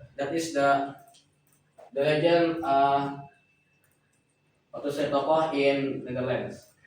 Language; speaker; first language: English; non-native, learner; Indonesian